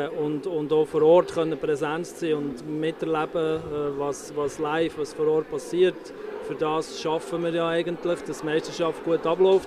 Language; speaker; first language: German; native; German